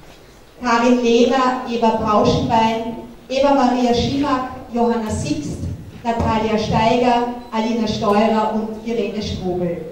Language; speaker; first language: German; native; German